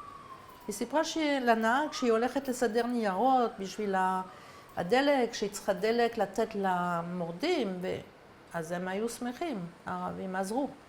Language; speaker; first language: Hebrew; non-native, fluent; French